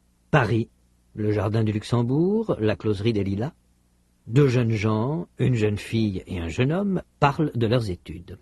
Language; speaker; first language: French; native; French